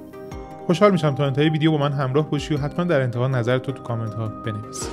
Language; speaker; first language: Persian; native; Persian